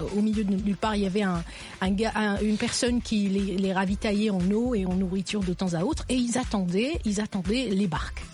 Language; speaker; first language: French; non-native, local second language; Arabic